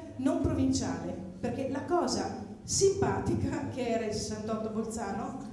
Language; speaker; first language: Italian; native; Italian